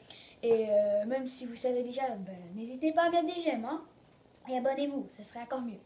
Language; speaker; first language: French; early bilingual, other home language; Portuguese